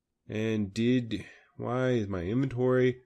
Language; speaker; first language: English; native; English